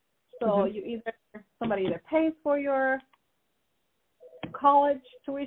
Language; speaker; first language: English; non-native, fluent; Spanish